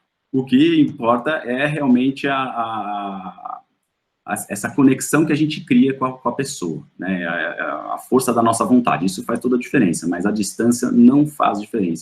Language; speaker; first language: Portuguese; native; Portuguese